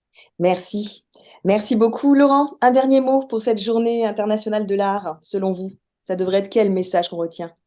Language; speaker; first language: French; native; French